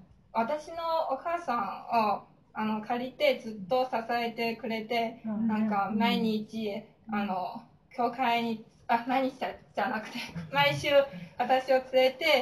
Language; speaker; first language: Japanese; non-native, fluent; Chinese